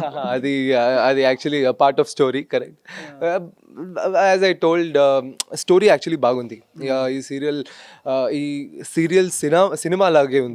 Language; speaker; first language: Telugu; non-native, local second language; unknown